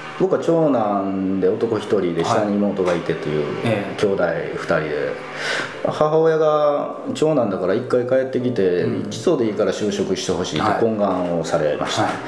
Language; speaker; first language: Japanese; native; Japanese